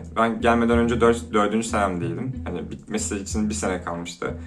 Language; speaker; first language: Turkish; native; Turkish